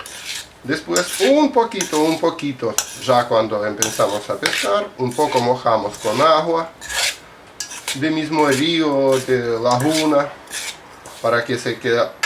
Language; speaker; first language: Spanish; non-native, fluent; Russian